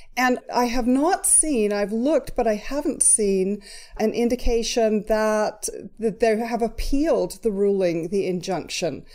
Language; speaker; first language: English; native; English